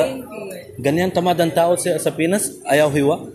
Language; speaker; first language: Filipino; non-native, learner; Arabic